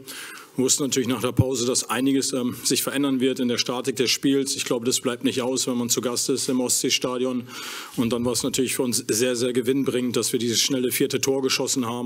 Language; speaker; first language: German; native; German